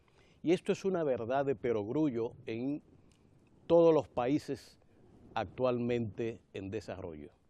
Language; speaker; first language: Spanish; native; Spanish